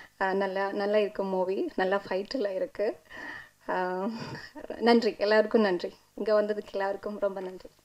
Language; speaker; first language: Tamil; non-native, learner; Malayalam